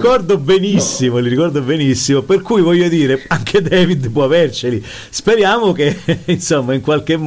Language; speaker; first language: Italian; native; Italian